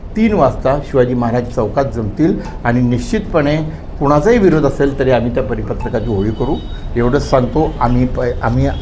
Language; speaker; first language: Marathi; native; Marathi